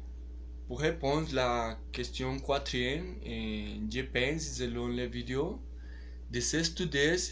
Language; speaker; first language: French; non-native, learner; Spanish